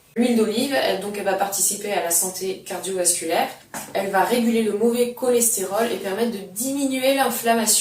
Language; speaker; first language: French; native; French